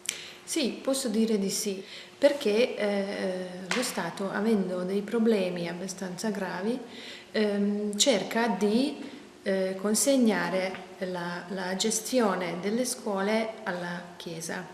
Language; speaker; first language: Italian; non-native, fluent; Hungarian